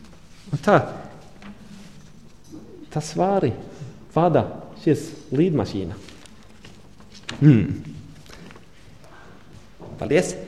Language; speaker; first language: Latvian; non-native, learner; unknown